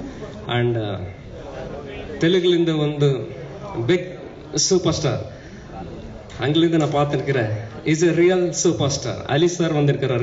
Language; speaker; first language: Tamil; non-native, learner; Kannada